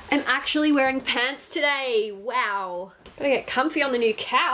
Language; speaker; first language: English; native; English